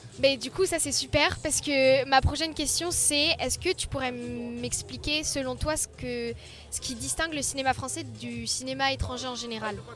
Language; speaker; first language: French; native; French